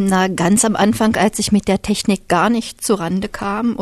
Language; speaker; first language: German; native; German